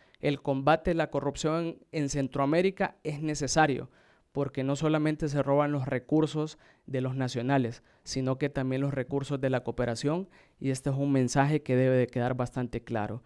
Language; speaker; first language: Spanish; native; Spanish